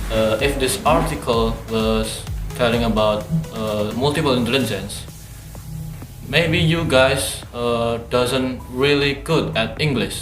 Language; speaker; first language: English; non-native, learner; Indonesian